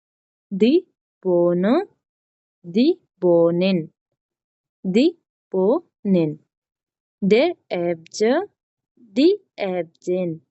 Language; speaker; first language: German; non-native, learner; Nepali